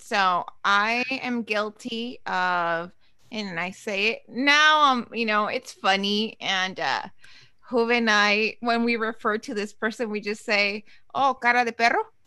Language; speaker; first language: English; early bilingual, other home language; Spanish